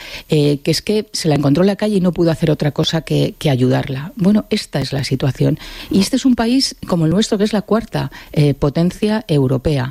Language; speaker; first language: Spanish; native; Spanish